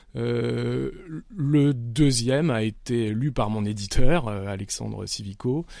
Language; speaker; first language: French; native; French